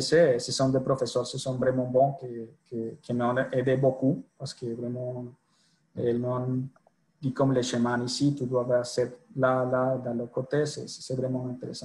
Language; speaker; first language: French; non-native, fluent; Spanish